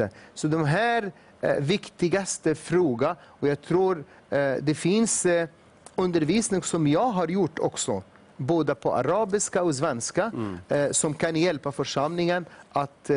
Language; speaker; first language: Swedish; non-native, fluent; Arabic